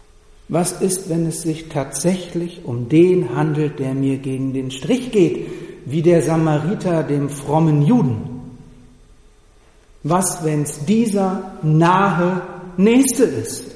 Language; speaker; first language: German; native; German